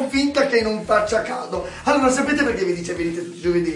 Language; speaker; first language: Italian; native; Italian